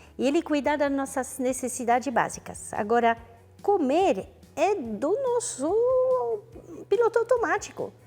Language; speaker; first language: Portuguese; non-native, fluent; French